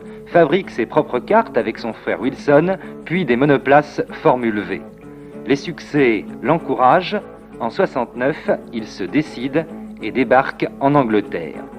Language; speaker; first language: French; native; French